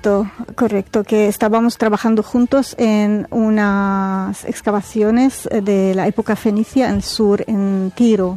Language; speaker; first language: Spanish; non-native, fluent; Arabic